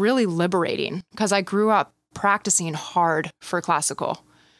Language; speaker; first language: English; native; English